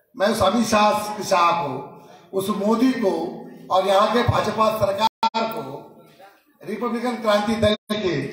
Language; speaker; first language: Hindi; non-native, local second language; Marathi